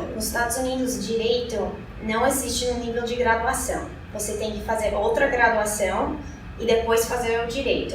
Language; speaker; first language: Portuguese; non-native, fluent; English